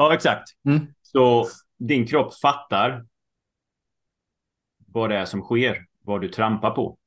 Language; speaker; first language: Swedish; early bilingual, heritage; Swedish